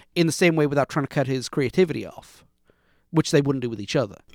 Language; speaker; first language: English; native; English